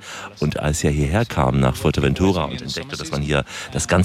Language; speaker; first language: German; native; German